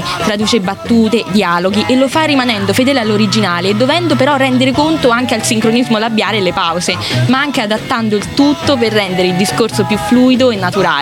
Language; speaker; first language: Italian; native; Italian